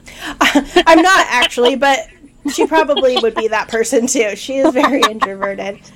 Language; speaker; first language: English; native; English